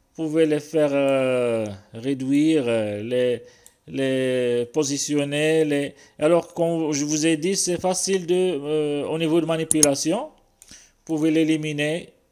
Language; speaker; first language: French; non-native, local second language; Arabic